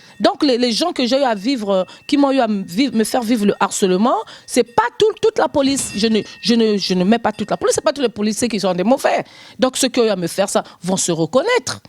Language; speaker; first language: French; non-native, local second language; Lingala